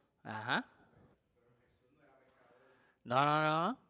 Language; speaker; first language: Spanish; native; Spanish